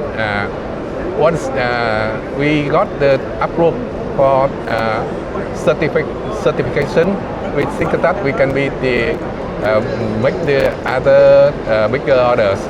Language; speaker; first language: English; non-native, learner; Vietnamese